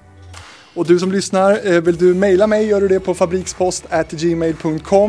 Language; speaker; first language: Swedish; native; Swedish